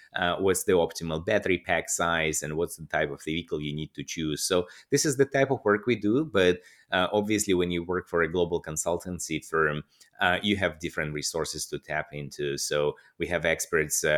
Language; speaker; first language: English; non-native, fluent; Russian